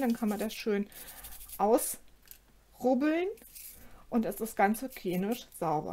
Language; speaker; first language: German; native; German